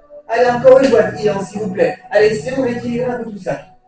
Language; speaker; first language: French; native; French